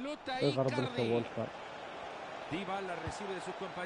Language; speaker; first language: Arabic; native; Arabic